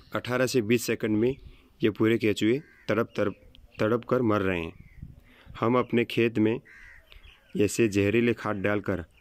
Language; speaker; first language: Hindi; non-native, local second language; Gujarati